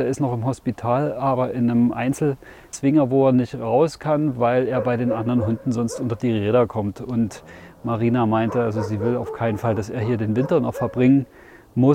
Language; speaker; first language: German; native; German